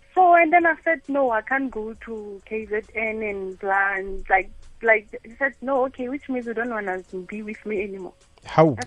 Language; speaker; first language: English; non-native, local second language; Northern Sotho